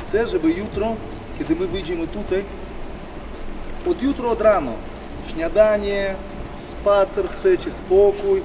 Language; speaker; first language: Polish; non-native, learner; Russian